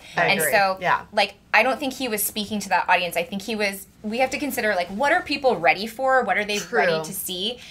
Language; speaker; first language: English; native; English